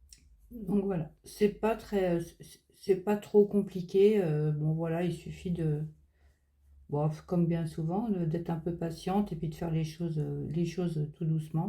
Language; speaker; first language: French; native; French